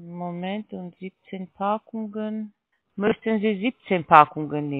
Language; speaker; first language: German; non-native, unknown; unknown